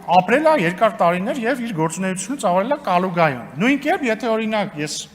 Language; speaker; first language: Armenian; native; Armenian